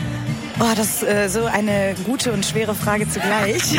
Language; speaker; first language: German; early bilingual, other home language; Kurdish